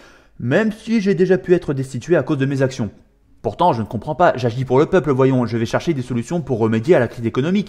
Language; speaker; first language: French; native; French